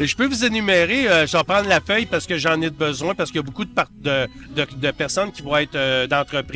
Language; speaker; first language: French; native; French